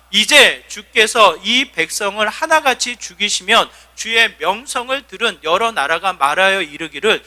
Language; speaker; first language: Korean; native; Korean